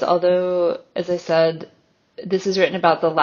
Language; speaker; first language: English; native; English